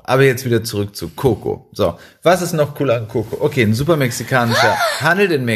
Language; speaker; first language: German; non-native, fluent; Spanish